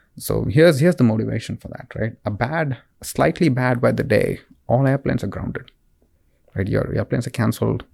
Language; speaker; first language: English; non-native, local second language; Kannada